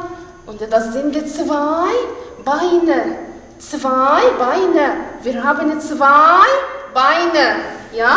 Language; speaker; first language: German; non-native, fluent; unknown